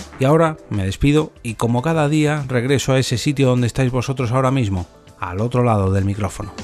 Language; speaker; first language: Spanish; native; Spanish